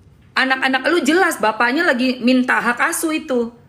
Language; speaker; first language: Indonesian; native; Indonesian